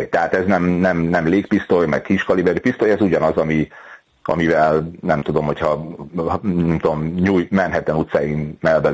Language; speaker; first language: Hungarian; native; Hungarian